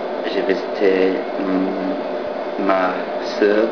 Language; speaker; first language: French; non-native, learner; English